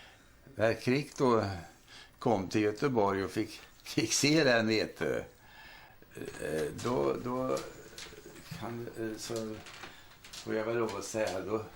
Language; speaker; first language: Swedish; native; Swedish